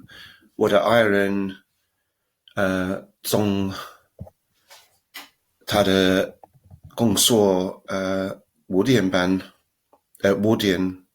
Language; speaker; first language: Chinese; non-native, learner; English